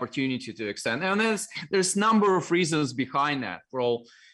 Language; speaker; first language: English; non-native, fluent; Russian